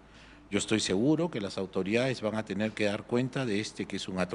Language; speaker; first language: Spanish; native; Spanish